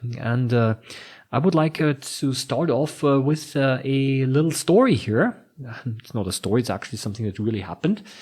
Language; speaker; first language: English; non-native, fluent; German